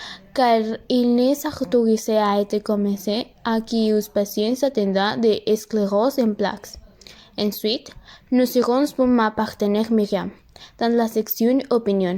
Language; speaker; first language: French; non-native, learner; Spanish